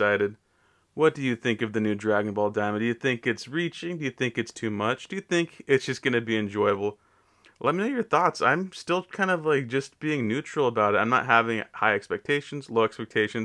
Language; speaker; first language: English; native; English